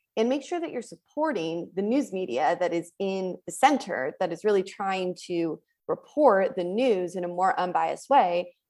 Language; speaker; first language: English; native; English